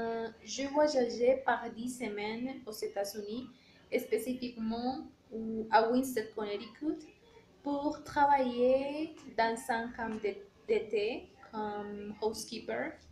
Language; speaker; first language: French; non-native, learner; Spanish